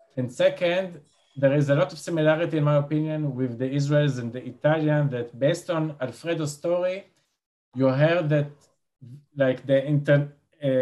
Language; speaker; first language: English; non-native, fluent; Hebrew